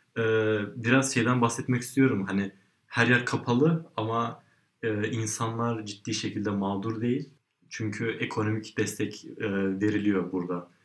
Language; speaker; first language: Turkish; native; Turkish